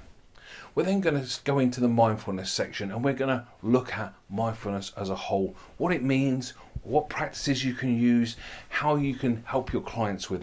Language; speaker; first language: English; native; English